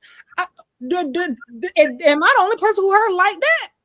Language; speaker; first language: English; native; English